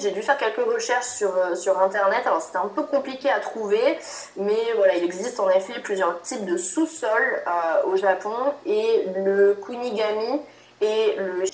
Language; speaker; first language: French; native; French